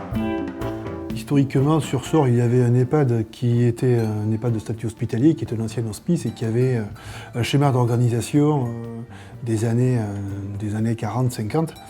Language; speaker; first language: French; native; French